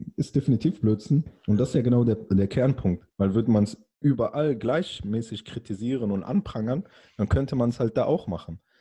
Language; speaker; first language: German; early bilingual, other home language; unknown